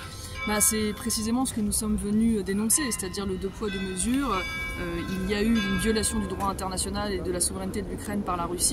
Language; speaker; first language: French; native; French